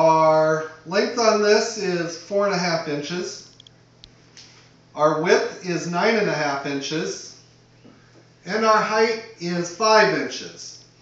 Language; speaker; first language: English; native; English